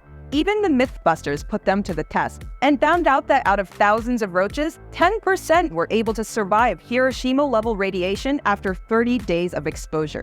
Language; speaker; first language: English; native; English